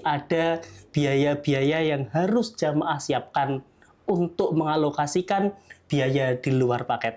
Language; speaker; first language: Indonesian; native; Indonesian